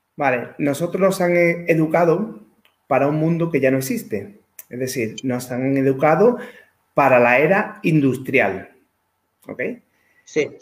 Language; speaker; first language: Spanish; native; Spanish